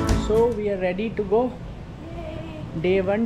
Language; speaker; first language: English; non-native, local second language; Hindi